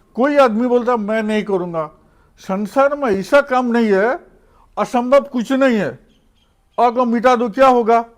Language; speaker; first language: Hindi; non-native, local second language; Odia